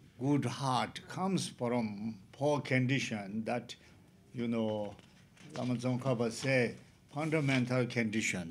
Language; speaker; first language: English; non-native, learner; Tibetan